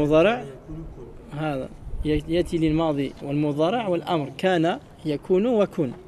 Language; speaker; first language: Arabic; non-native, fluent; French